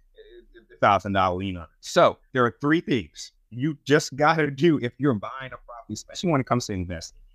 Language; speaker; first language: English; non-native, fluent; Haitian Creole